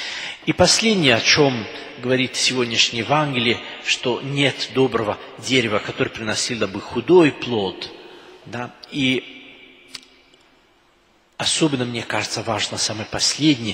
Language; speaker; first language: Russian; non-native, fluent; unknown